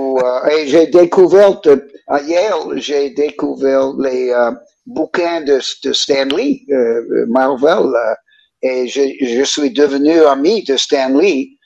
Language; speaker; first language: French; non-native, fluent; English